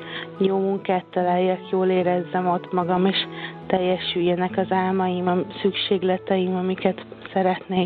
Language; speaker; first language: Hungarian; native; Hungarian